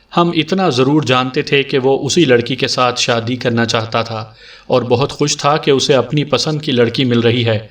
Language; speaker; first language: Urdu; native; Urdu